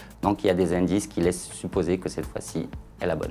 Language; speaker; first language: French; non-native, local second language; Arabic